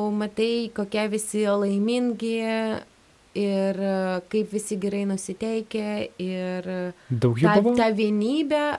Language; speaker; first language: Lithuanian; non-native, fluent; Russian